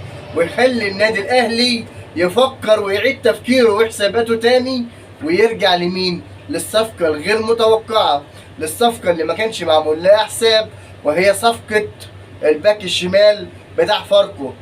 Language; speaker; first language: Arabic; native; Arabic